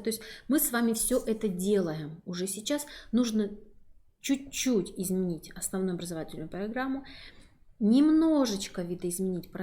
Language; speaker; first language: Russian; native; Russian